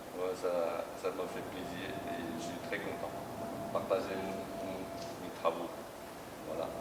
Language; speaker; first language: French; non-native, learner; Chinese